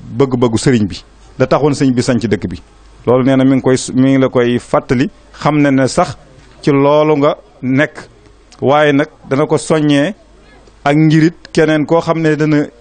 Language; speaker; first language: Wolof; native; Wolof